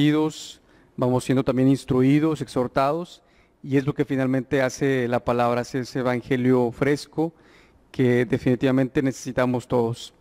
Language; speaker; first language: Spanish; native; Spanish